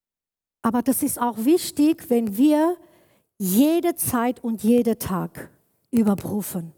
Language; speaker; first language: German; non-native, learner; Kurdish